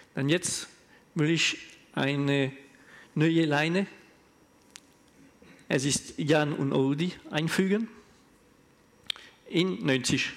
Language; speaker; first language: German; non-native, learner; French